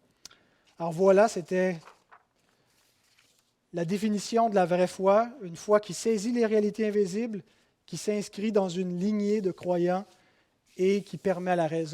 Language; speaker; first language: French; native; French